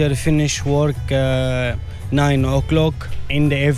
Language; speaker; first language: English; non-native, learner; Arabic